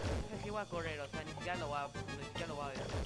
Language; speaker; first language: Spanish; native; Spanish